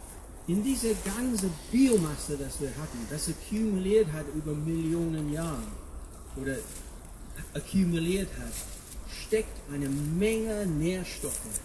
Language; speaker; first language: German; non-native, fluent; English